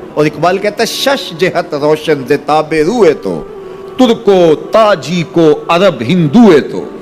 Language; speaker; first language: Urdu; non-native, local second language; Punjabi